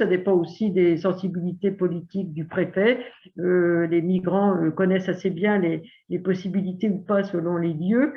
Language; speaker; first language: French; native; French